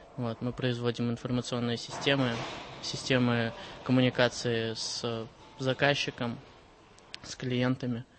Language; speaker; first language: Russian; native; Russian